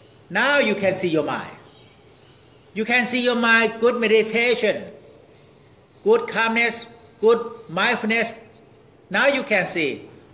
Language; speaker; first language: English; non-native, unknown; Thai